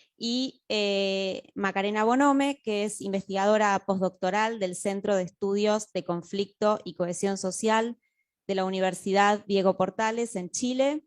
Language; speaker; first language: Spanish; native; Spanish